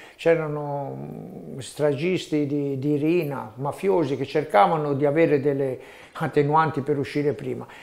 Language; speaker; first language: Italian; native; Italian